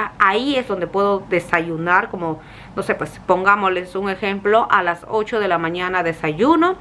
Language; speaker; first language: Spanish; native; Spanish